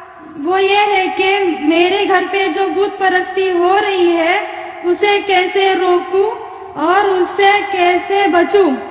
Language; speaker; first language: Hindi; non-native, local second language; Marathi